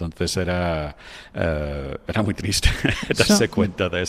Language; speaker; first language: Spanish; non-native, fluent; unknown